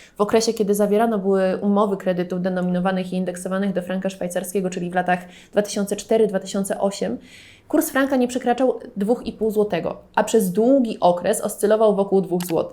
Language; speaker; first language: Polish; native; Polish